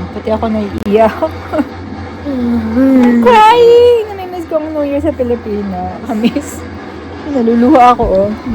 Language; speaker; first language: Filipino; native; Filipino